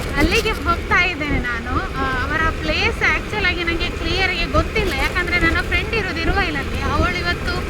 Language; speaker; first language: Kannada; non-native, local second language; Tulu